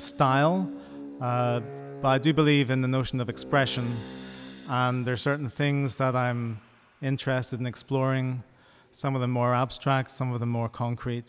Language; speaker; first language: English; native; English